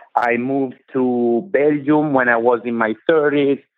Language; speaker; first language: English; non-native, fluent; Italian